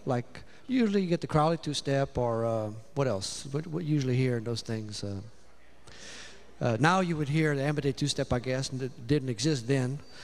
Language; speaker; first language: English; native; English